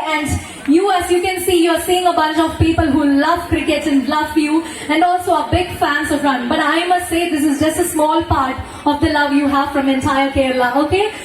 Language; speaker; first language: English; non-native, local second language; Malayalam